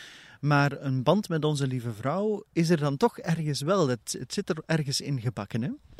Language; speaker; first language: Dutch; native; Dutch